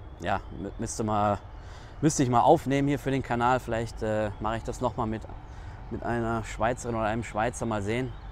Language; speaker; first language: German; native; German